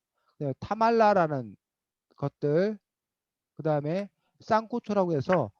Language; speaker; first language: Korean; native; Korean